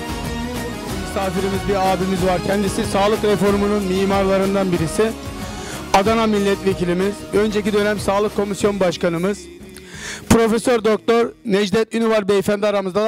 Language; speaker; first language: Turkish; native; Turkish